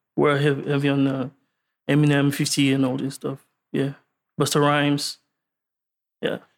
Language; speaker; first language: English; non-native, learner; French